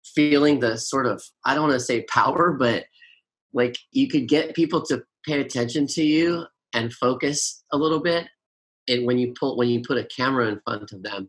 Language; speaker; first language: English; native; English